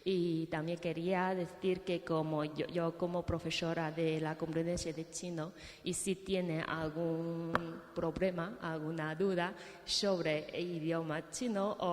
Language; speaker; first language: Spanish; non-native, fluent; Chinese